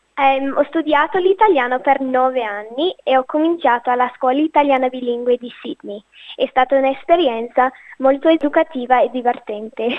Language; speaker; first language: Italian; non-native, learner; English